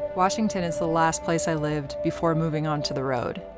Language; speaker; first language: English; native; English